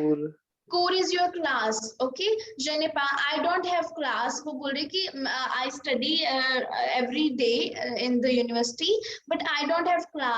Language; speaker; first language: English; non-native, local second language; Hindi